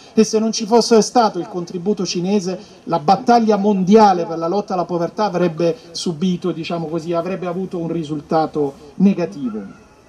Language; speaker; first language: Italian; native; Italian